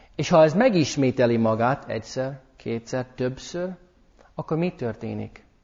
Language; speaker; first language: Hungarian; early bilingual, heritage; English